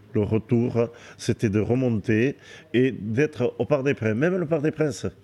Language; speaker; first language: French; native; French